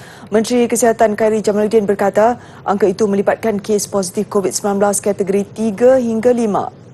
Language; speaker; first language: Malay; native; Malay